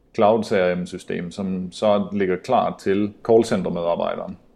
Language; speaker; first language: Danish; native; Danish